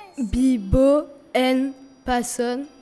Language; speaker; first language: Spanish; non-native, learner; French